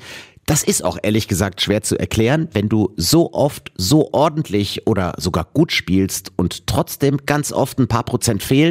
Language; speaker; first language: German; native; German